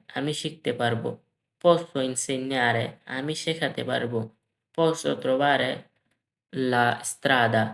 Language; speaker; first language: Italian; non-native, learner; Bangla